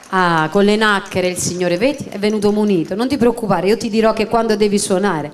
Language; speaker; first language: Italian; native; Italian